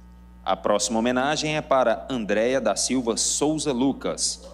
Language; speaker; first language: Portuguese; native; Portuguese